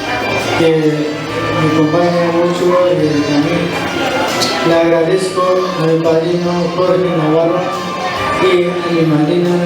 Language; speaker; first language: Spanish; non-native, local second language; Quechua